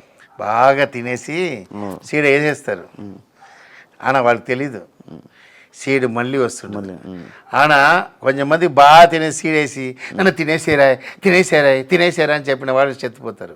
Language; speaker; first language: Telugu; non-native, local second language; Tamil